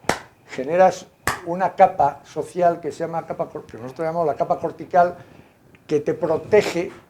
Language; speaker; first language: Spanish; native; Spanish